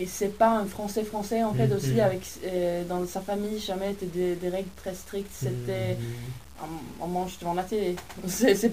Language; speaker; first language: French; non-native, fluent; Swedish